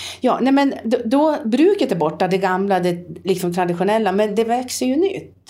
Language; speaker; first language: Swedish; native; Swedish